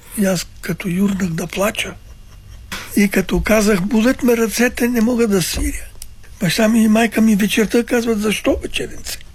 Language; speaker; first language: Bulgarian; early bilingual, other home language; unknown